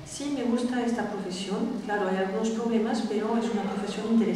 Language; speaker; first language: Spanish; non-native, fluent; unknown